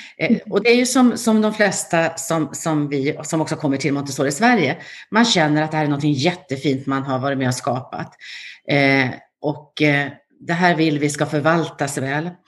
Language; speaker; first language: Swedish; native; Swedish